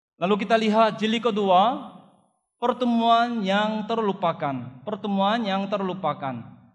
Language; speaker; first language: Indonesian; non-native, fluent; Korean